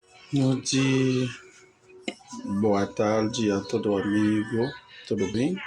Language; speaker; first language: Portuguese; non-native, learner; Haitian Creole